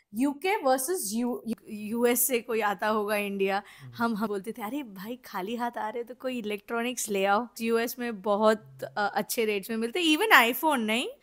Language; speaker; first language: Hindi; native; Hindi